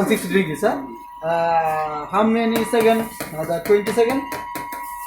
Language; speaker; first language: English; non-native, learner; Bangla